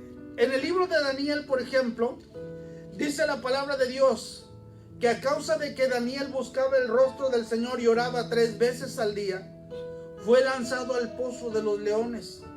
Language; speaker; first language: Spanish; native; Spanish